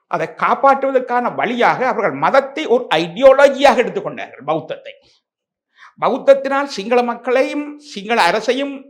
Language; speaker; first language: Tamil; native; Tamil